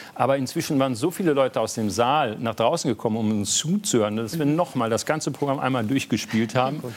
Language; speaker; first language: German; native; German